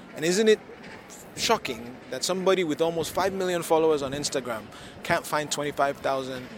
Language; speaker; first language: English; non-native, local second language; Yoruba